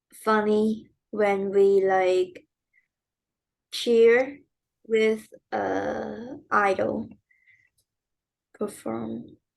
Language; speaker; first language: English; non-native, learner; Vietnamese